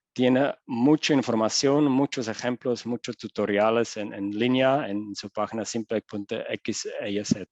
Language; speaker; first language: Spanish; non-native, fluent; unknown